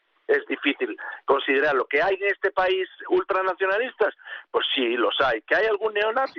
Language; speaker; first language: Spanish; non-native, fluent; Russian